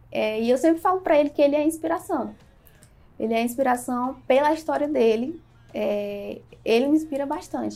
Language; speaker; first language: Portuguese; native; Portuguese